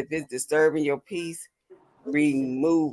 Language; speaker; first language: English; native; English